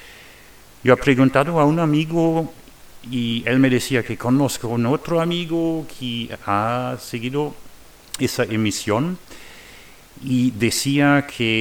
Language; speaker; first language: Spanish; non-native, learner; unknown